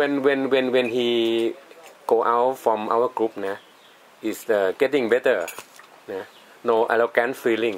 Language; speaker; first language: English; non-native, learner; Thai